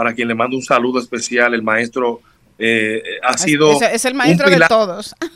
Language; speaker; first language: Spanish; native; Spanish